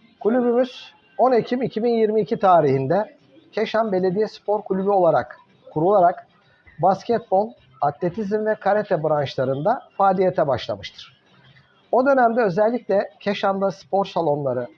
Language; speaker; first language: Turkish; native; Turkish